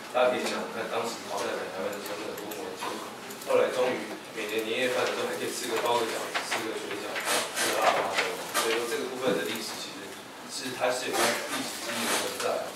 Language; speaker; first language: Chinese; native; Chinese